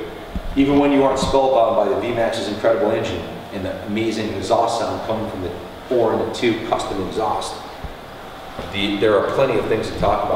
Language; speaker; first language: English; native; English